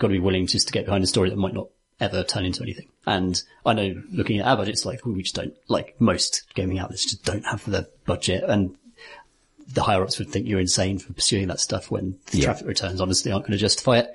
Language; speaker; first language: English; native; English